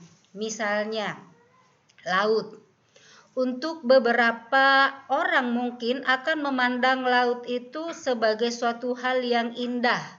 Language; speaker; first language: Indonesian; native; Indonesian